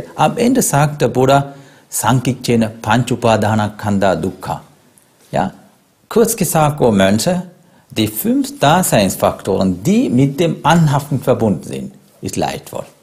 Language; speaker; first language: German; non-native, fluent; Sinhala